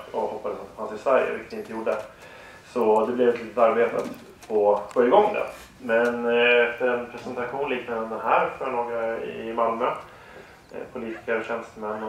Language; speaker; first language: Swedish; native; Swedish